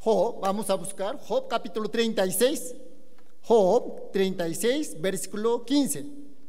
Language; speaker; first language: Spanish; non-native, learner; Korean